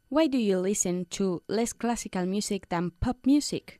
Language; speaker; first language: English; non-native, fluent; Spanish